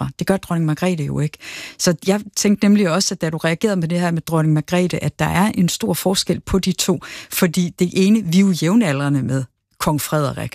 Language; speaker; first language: Danish; native; Danish